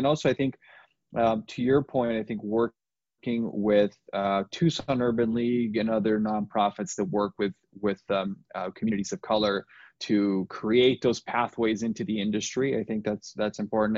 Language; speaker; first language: English; native; English